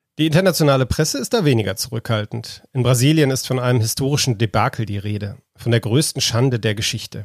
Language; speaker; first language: German; native; German